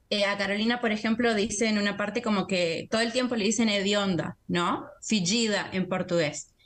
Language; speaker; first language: Spanish; native; Spanish